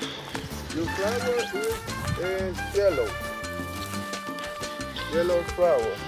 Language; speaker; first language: English; non-native, learner; Spanish